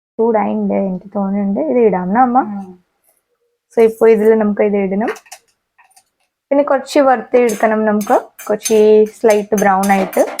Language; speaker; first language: Malayalam; non-native, learner; Hindi